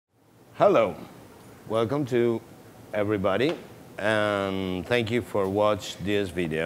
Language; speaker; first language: English; non-native, learner; Italian